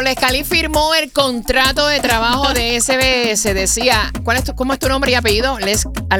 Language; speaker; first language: Spanish; native; Spanish